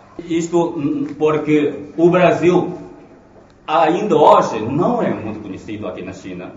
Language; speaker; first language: Portuguese; non-native, fluent; Chinese